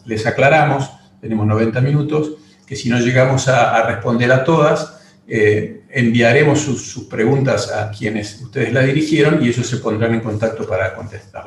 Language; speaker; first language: Spanish; native; Spanish